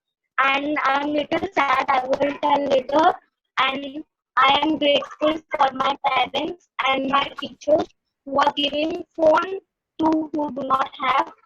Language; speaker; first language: English; non-native, learner; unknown